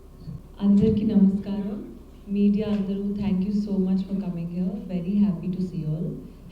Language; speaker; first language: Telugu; non-native, learner; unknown